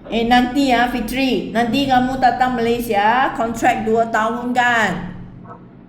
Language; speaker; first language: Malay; non-native, local second language; Chinese